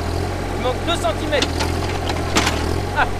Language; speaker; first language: French; native; French